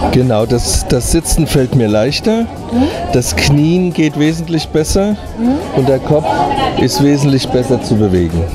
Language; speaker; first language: German; native; German